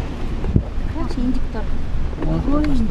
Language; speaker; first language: Russian; native; Russian